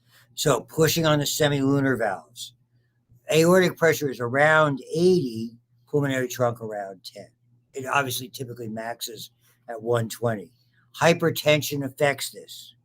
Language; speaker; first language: English; native; English